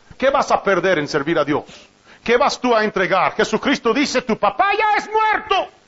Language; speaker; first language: Spanish; non-native, fluent; English